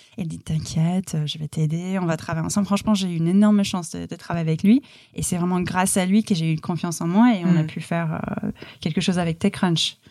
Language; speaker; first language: French; non-native, fluent; English